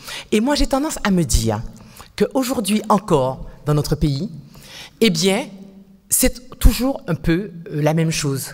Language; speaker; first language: French; native; French